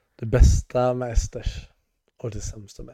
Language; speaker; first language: Swedish; native; Swedish